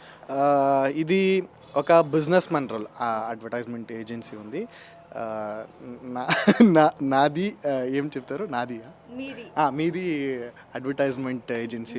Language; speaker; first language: Telugu; non-native, learner; Kannada